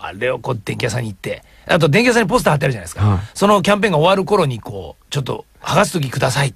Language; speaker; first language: Japanese; native; Japanese